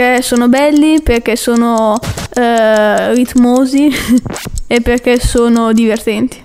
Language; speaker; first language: Italian; native; Italian